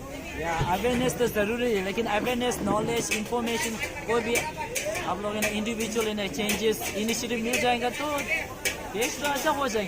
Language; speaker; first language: Hindi; non-native, learner; Tibetan